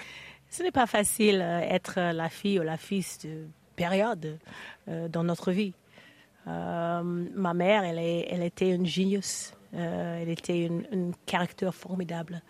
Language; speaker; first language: French; non-native, learner; English